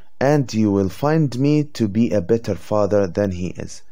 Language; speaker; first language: English; non-native, fluent; Arabic